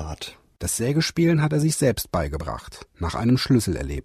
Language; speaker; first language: German; native; German